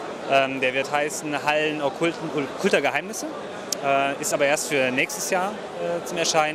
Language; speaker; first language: German; native; German